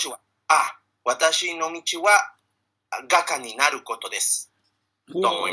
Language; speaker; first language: Japanese; non-native, learner; Spanish